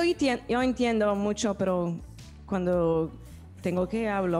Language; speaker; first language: Spanish; non-native, learner; English